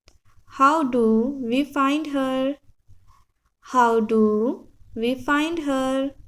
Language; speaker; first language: English; non-native, local second language; Hindi